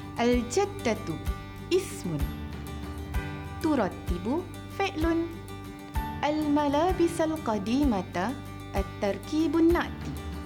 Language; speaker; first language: Arabic; non-native, fluent; Malay